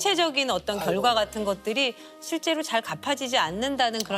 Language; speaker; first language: Korean; native; Korean